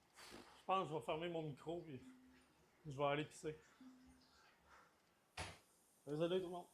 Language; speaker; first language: French; native; French